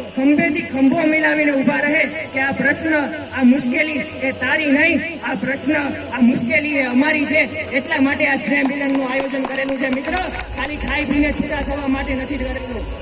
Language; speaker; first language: Gujarati; native; Gujarati